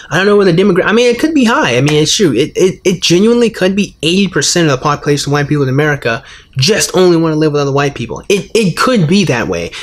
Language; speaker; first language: English; native; English